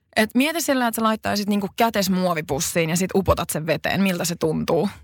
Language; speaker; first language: Finnish; native; Finnish